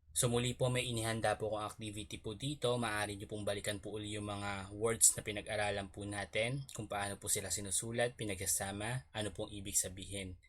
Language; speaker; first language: Filipino; native; Filipino